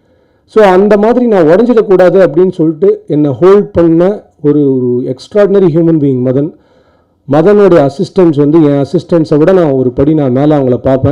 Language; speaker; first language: Tamil; native; Tamil